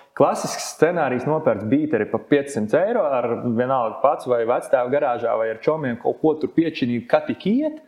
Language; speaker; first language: Latvian; native; Latvian